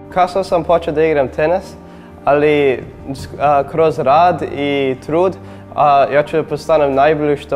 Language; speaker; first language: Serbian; early bilingual, heritage; English